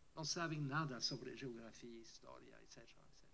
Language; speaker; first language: Portuguese; non-native, fluent; French